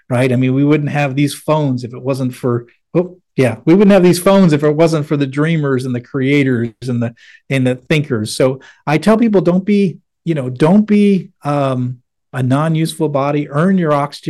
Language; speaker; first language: English; native; English